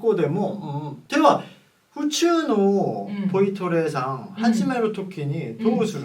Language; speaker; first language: Japanese; non-native, fluent; Korean